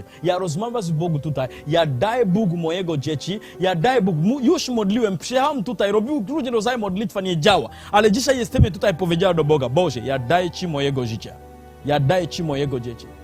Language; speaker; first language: Polish; non-native, learner; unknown